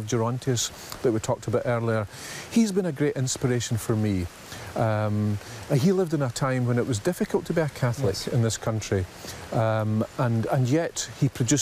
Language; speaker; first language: English; native; English